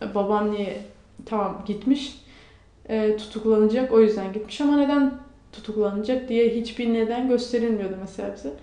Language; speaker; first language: Turkish; non-native, local second language; Kurdish